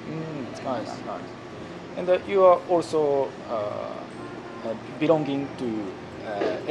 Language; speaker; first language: English; non-native, learner; Japanese